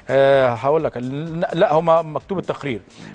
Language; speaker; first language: Arabic; native; Arabic